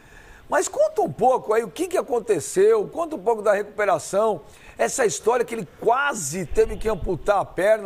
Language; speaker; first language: Portuguese; native; Portuguese